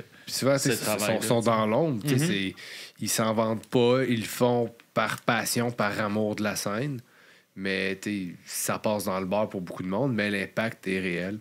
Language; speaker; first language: French; native; French